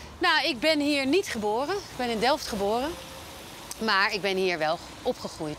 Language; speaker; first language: Dutch; native; Dutch